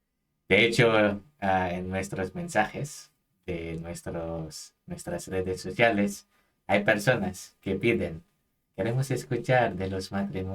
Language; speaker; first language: Spanish; non-native, fluent; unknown